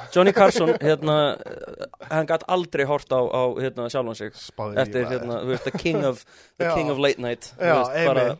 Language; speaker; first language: Icelandic; early bilingual, heritage; Icelandic